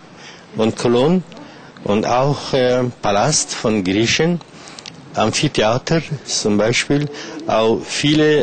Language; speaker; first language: German; non-native, learner; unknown